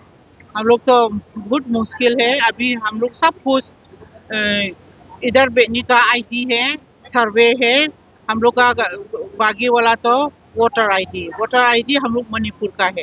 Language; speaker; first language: Hindi; non-native, local second language; Manipuri